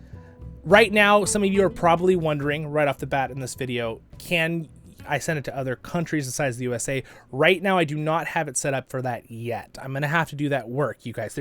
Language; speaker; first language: English; native; English